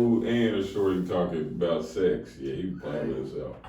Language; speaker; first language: English; native; English